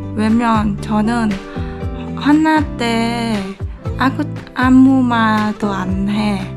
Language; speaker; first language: Korean; non-native, learner; Vietnamese